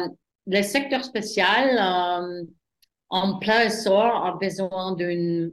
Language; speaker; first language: French; non-native, fluent; German